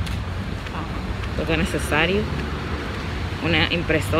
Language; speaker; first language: Spanish; native; Spanish